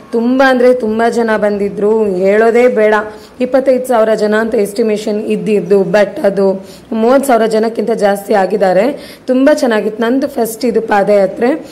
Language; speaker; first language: Kannada; non-native, local second language; Tulu